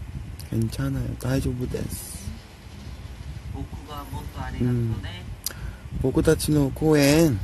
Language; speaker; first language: Japanese; non-native, learner; Korean